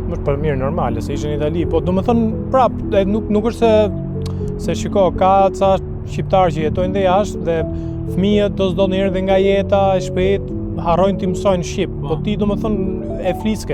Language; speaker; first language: Albanian; native; Albanian